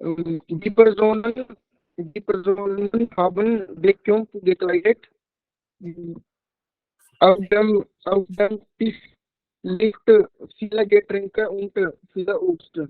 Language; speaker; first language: German; non-native, learner; Hindi